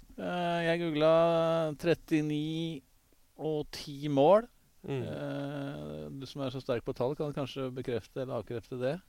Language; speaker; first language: Norwegian; native; Norwegian